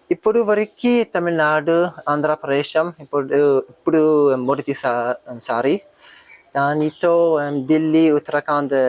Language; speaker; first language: Telugu; non-native, learner; French